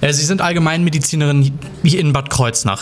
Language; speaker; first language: German; native; German